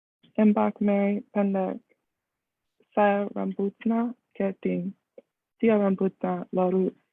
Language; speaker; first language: Indonesian; non-native, learner; English